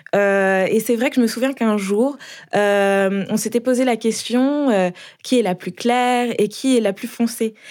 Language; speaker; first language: French; native; French